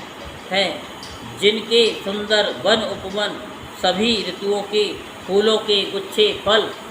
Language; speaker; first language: Hindi; native; Hindi